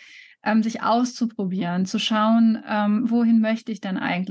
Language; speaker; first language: German; native; German